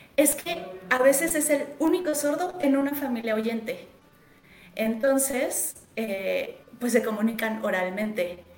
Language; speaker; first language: Spanish; native; Spanish